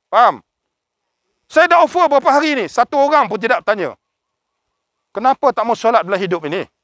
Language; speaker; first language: Malay; native; Malay